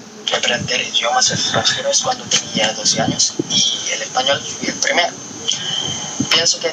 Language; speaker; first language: Spanish; non-native, learner; Filipino